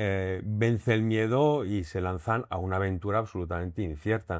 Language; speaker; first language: Spanish; native; Spanish